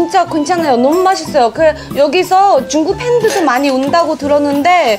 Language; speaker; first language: Korean; non-native, fluent; Chinese